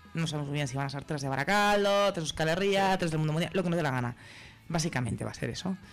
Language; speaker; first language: Spanish; native; Spanish